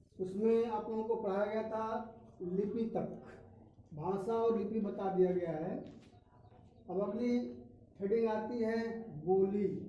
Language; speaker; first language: Hindi; native; Hindi